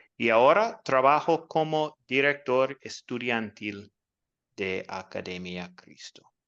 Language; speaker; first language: Spanish; non-native, learner; English